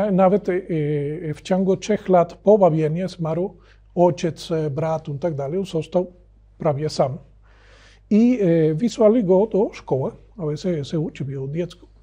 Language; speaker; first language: Polish; non-native, learner; Spanish